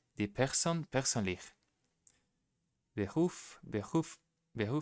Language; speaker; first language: German; non-native, learner; Portuguese